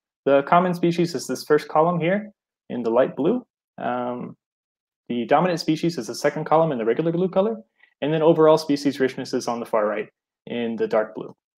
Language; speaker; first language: English; native; English